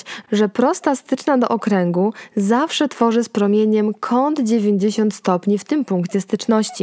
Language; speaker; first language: Polish; native; Polish